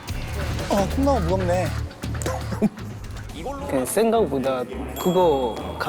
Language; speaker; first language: Korean; non-native, learner; English